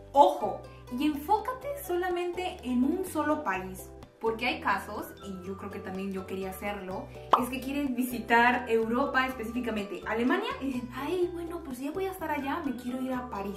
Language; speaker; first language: Spanish; native; Spanish